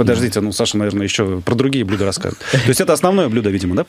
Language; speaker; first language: Russian; native; Russian